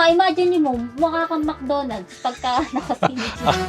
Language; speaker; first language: Filipino; native; Filipino